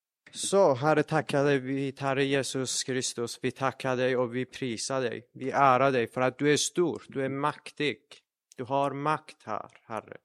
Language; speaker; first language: Swedish; non-native, fluent; Persian